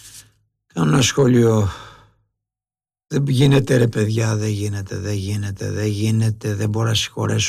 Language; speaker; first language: Greek; native; Greek